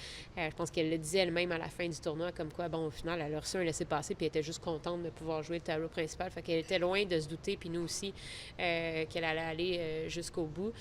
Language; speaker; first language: French; native; French